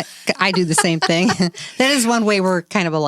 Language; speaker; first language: English; native; English